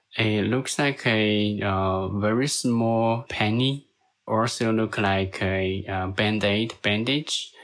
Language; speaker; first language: English; non-native, fluent; Chinese